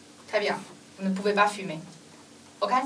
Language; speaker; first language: French; non-native, fluent; Chinese